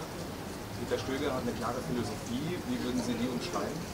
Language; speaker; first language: German; native; German